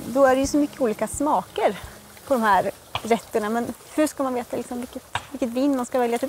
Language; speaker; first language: Swedish; native; Swedish